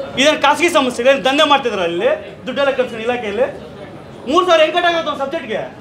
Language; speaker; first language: Kannada; native; Kannada